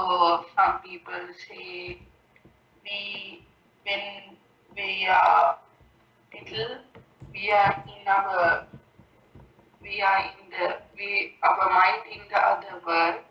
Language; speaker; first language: English; non-native, learner; Sinhala